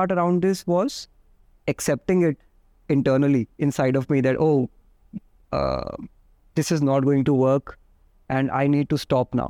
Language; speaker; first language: English; non-native, local second language; Hindi